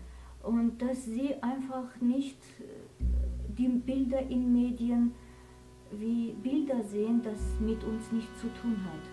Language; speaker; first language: German; non-native, fluent; Armenian